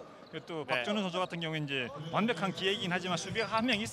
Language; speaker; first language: Korean; native; Korean